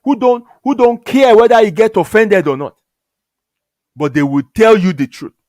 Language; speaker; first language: English; non-native, local second language; Yoruba